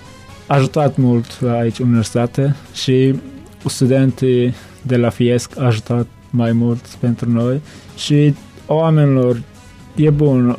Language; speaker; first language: Romanian; non-native, learner; Turkmen